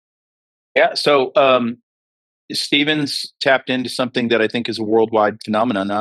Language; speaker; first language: English; native; English